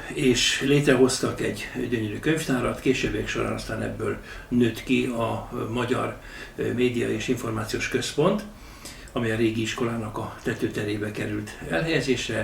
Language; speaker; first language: Hungarian; native; Hungarian